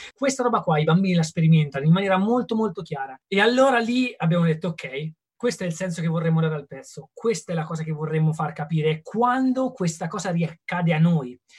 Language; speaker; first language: Italian; native; Italian